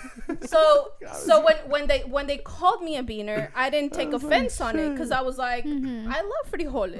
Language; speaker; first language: English; early bilingual, other home language; Spanish